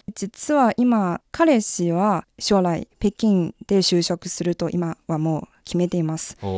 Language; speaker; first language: Japanese; non-native, fluent; Chinese